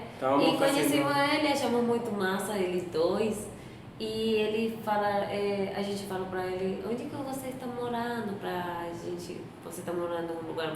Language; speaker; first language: Portuguese; non-native, fluent; Spanish